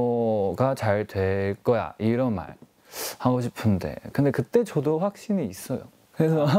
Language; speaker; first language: Korean; non-native, learner; Chinese